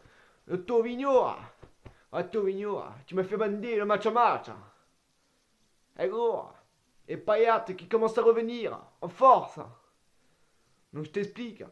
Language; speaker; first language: French; native; French